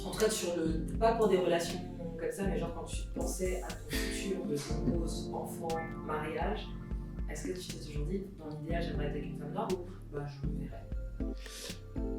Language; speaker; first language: French; native; French